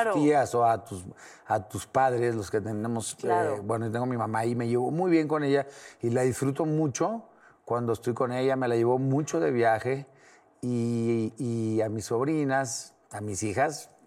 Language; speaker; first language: Spanish; native; Spanish